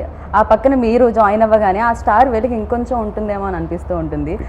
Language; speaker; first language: Telugu; native; Telugu